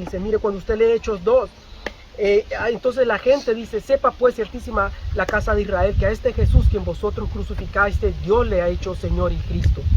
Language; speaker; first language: Spanish; native; Spanish